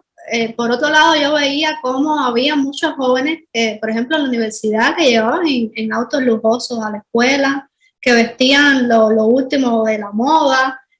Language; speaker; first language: Spanish; native; Spanish